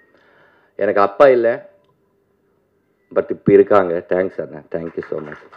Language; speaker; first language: Tamil; non-native, learner; Telugu